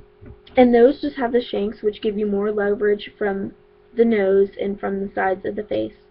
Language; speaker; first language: English; native; English